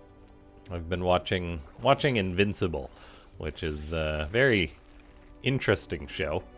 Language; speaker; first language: English; native; English